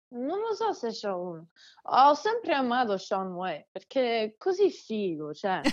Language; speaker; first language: Italian; early bilingual, heritage; Italian